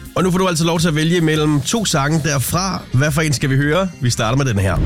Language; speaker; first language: Danish; native; Danish